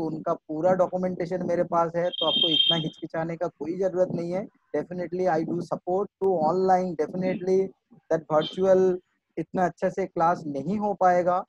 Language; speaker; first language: Hindi; non-native, local second language; Bangla